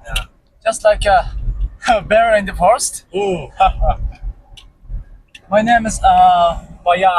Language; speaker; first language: English; non-native, learner; Mongolian